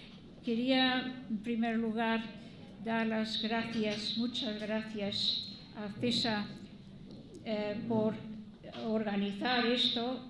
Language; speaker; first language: Spanish; non-native, fluent; English